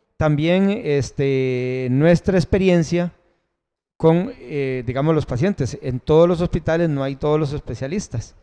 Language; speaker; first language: Spanish; native; Spanish